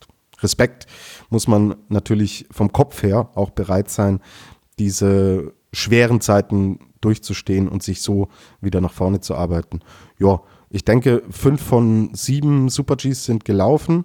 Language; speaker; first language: German; native; German